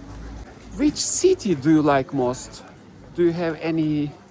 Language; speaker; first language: English; non-native, learner; Turkish